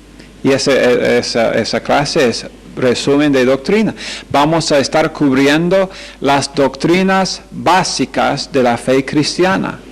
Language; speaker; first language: Spanish; non-native, fluent; English